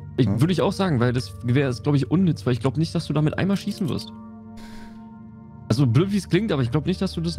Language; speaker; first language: German; native; German